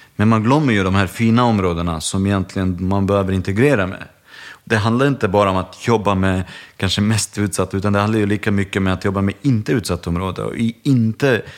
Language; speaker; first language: Swedish; early bilingual, other home language; Bosnian